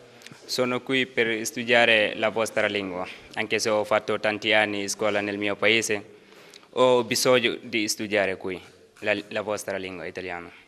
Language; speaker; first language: Italian; non-native, learner; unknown